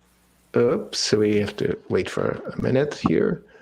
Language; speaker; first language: English; native; English